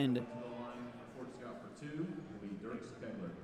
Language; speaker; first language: English; native; English